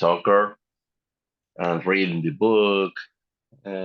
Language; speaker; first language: English; non-native, learner; Spanish